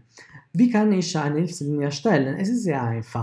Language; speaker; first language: German; non-native, fluent; Italian